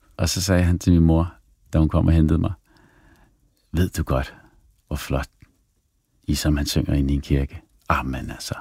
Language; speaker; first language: Danish; early bilingual, other home language; Arabic